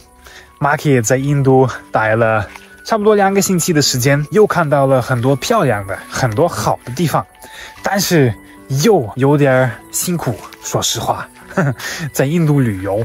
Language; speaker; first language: Chinese; non-native, fluent; German